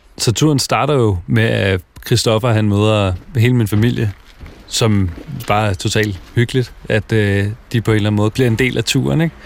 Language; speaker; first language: Danish; native; Danish